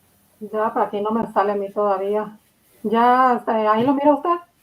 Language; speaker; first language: Spanish; native; Spanish